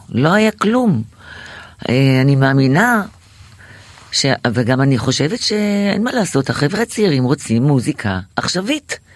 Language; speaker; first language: Hebrew; native; Hebrew